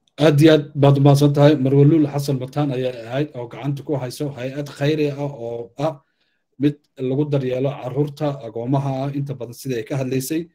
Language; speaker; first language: Somali; native; Somali